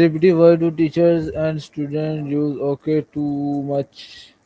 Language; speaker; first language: English; non-native, learner; Urdu